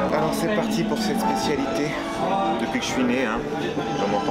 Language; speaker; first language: French; native; French